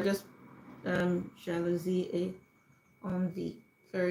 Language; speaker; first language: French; non-native, fluent; English